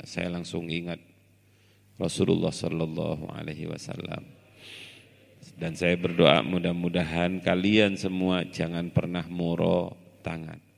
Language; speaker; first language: Indonesian; non-native, local second language; Javanese